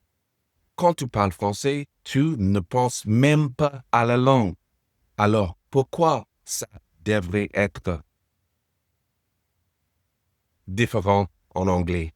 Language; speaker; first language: French; non-native, fluent; English